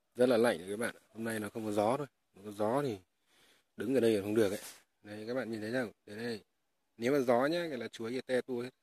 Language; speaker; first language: Vietnamese; non-native, local second language; Tày